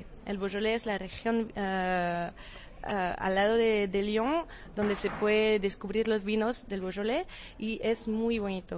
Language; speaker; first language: Spanish; non-native, fluent; French